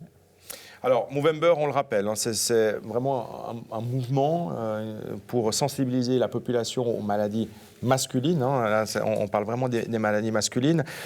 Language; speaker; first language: French; native; French